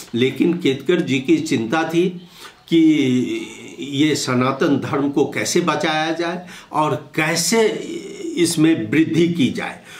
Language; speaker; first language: Hindi; native; Hindi